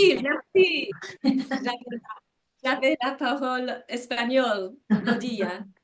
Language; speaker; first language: French; non-native, learner; English